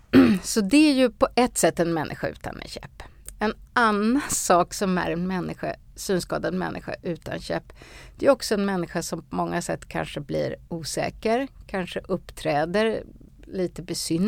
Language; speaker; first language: Swedish; native; Swedish